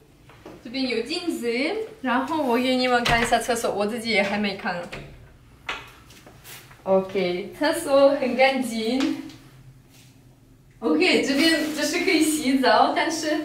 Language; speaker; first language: Chinese; non-native, fluent; Russian